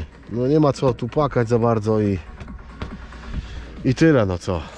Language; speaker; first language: Polish; native; Polish